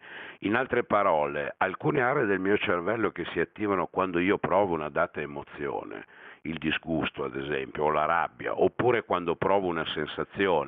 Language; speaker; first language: Italian; native; Italian